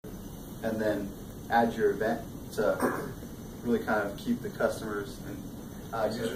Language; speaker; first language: English; native; English